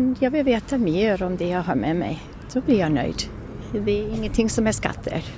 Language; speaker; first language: Swedish; non-native, fluent; English